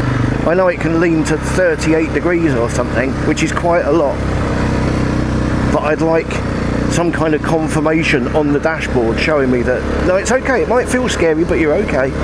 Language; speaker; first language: English; native; English